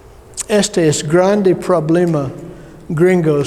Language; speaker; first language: Spanish; non-native, learner; English